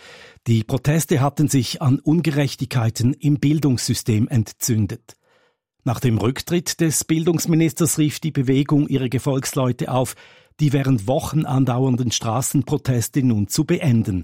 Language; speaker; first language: German; native; German